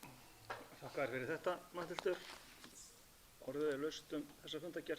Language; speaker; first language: Icelandic; native; Icelandic